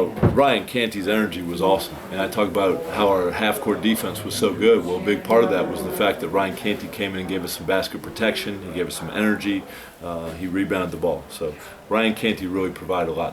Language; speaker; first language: English; native; English